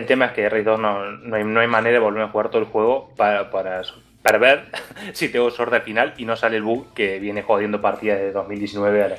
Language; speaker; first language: Spanish; native; Spanish